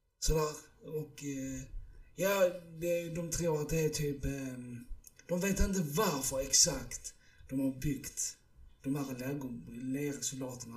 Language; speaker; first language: Swedish; early bilingual, other home language; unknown